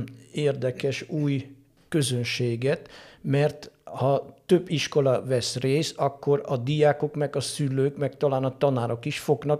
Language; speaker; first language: Hungarian; non-native, fluent; Dutch